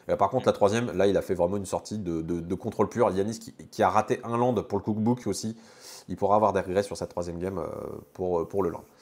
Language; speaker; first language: French; native; French